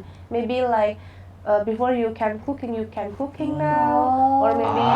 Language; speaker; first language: English; non-native, learner; Indonesian